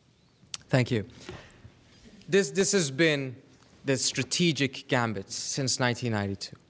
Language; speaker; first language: English; non-native, fluent; Persian